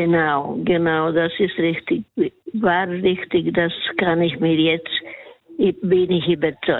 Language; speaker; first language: German; non-native, fluent; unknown